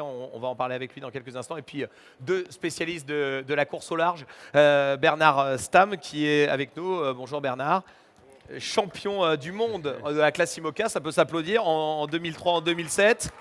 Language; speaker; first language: French; native; French